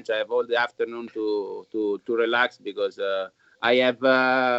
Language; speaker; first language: English; non-native, learner; Italian